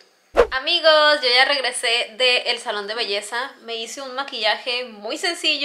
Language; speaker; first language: Spanish; native; Spanish